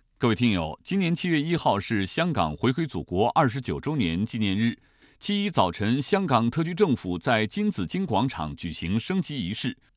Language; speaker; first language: Chinese; native; Chinese